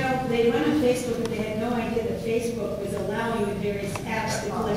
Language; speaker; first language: English; native; English